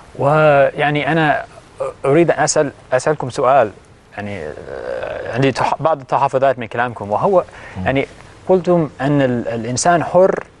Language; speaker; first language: Arabic; non-native, fluent; English